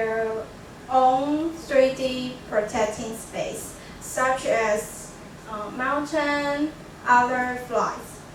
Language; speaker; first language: English; non-native, learner; Chinese